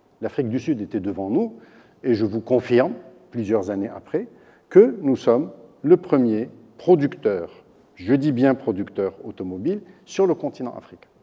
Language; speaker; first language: French; non-native, local second language; Arabic